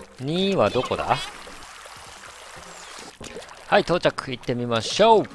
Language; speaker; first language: Japanese; native; Japanese